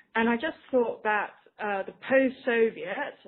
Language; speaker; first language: English; non-native, fluent; Chinese